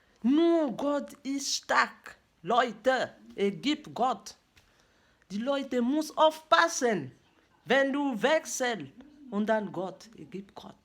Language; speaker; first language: German; non-native, learner; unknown